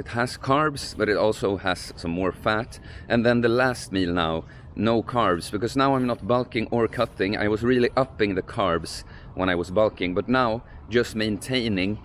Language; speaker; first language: English; non-native, fluent; Swedish